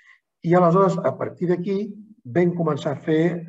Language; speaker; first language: Catalan; native; Catalan